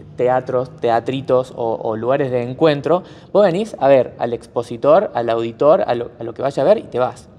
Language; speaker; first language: Spanish; native; Spanish